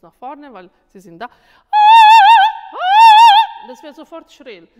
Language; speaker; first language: German; non-native, fluent; Italian